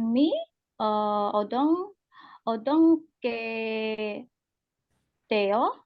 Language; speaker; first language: Korean; non-native, learner; Indonesian